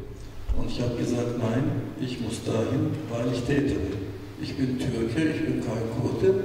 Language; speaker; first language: German; non-native, fluent; Turkish